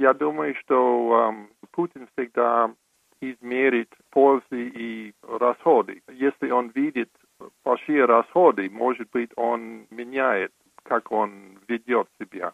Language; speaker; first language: Russian; non-native, fluent; English